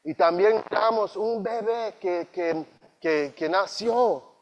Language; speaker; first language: Spanish; non-native, learner; English